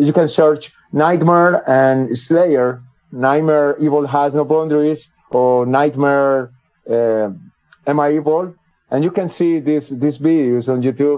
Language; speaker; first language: English; non-native, learner; Spanish